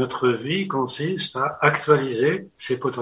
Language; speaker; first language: French; native; French